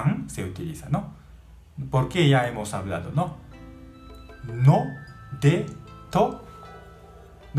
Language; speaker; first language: Spanish; non-native, learner; Japanese